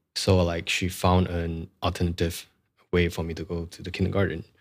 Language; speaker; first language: English; non-native, local second language; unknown